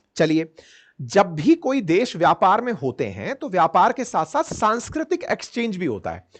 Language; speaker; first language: Hindi; native; Hindi